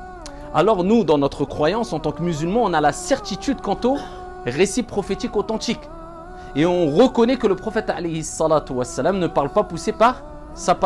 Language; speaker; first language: French; native; French